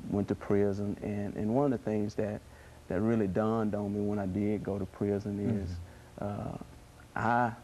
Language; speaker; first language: English; native; English